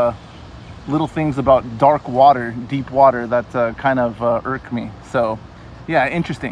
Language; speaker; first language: English; native; English